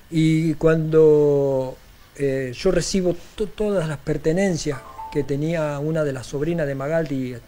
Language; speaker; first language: Spanish; native; Spanish